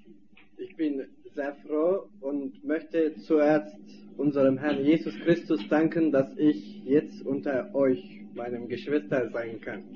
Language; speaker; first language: German; non-native, fluent; Turkish